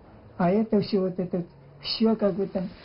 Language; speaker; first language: Russian; native; Russian